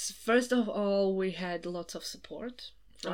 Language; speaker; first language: English; non-native, fluent; Slovak